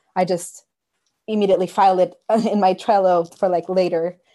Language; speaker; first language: English; non-native, fluent; Portuguese